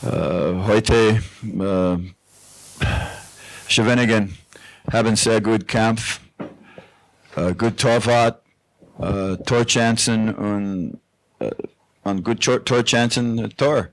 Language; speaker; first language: German; non-native, learner; English